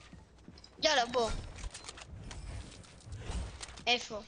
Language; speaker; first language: Hebrew; native; Hebrew